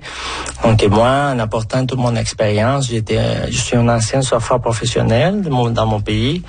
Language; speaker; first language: French; non-native, fluent; Spanish